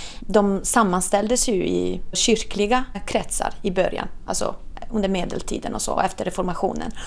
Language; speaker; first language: Swedish; non-native, fluent; Italian